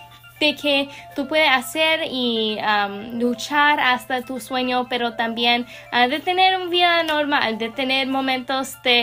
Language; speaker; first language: Spanish; non-native, learner; English